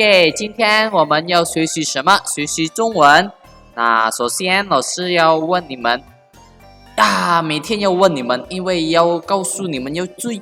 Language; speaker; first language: Chinese; non-native, fluent; Indonesian